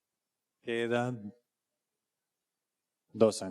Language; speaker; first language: Spanish; non-native, fluent; English